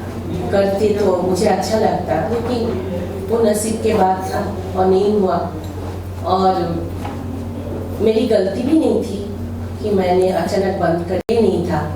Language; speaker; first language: Hindi; non-native, local second language; Bangla